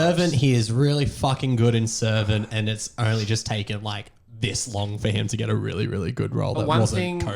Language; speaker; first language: English; native; English